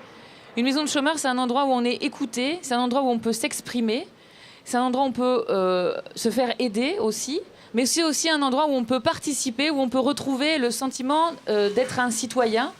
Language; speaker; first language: French; native; French